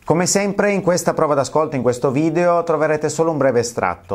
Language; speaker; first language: Italian; native; Italian